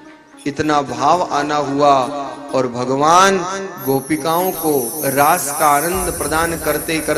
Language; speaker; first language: Hindi; native; Hindi